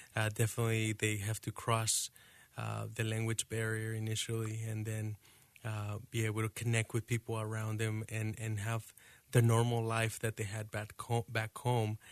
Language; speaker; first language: English; non-native, fluent; Spanish